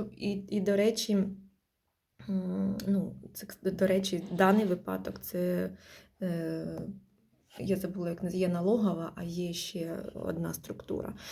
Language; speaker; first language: Ukrainian; non-native, local second language; Russian